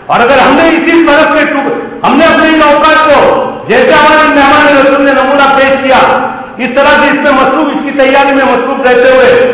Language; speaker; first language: Urdu; non-native, local second language; Gujarati